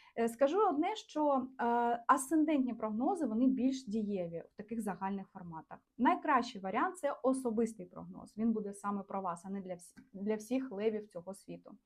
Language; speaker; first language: Ukrainian; non-native, local second language; Russian